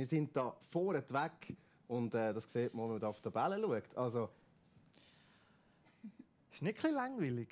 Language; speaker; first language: German; native; German